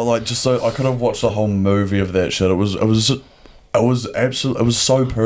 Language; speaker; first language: English; native; English